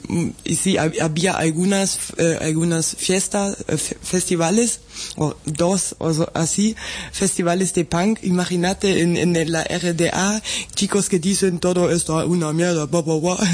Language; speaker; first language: Spanish; non-native, fluent; German